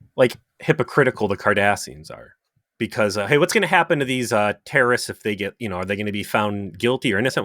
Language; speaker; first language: English; native; English